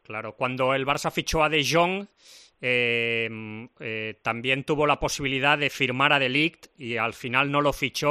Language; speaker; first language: Spanish; native; Spanish